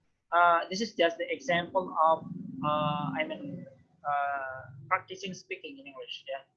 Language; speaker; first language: English; non-native, fluent; Indonesian